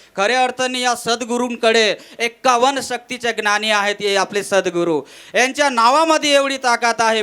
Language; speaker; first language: Marathi; non-native, local second language; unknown